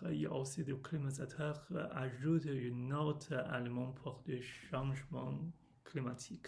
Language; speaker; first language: French; non-native, learner; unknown